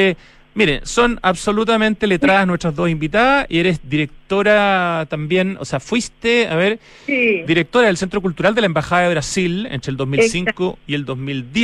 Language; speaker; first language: Spanish; native; Spanish